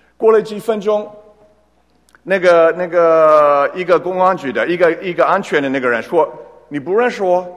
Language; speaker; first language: Chinese; non-native, fluent; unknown